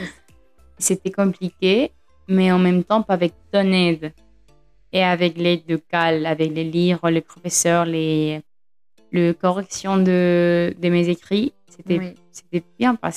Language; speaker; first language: French; non-native, fluent; Spanish